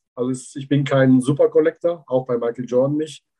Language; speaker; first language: German; native; German